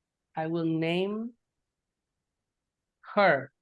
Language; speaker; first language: English; non-native, fluent; Spanish